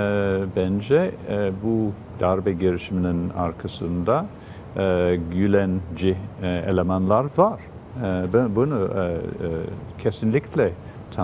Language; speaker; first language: Turkish; non-native, fluent; English